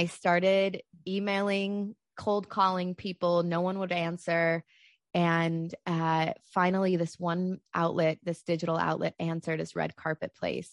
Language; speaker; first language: English; native; English